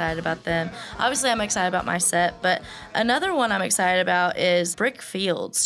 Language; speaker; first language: English; native; English